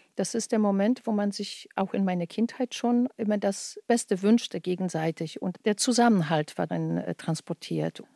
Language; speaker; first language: German; early bilingual, other home language; Polish